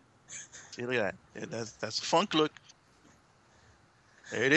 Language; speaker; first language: English; native; English